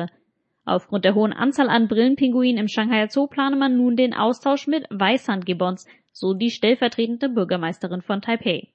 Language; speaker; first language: German; native; German